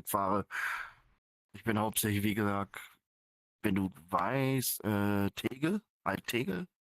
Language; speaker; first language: German; non-native, fluent; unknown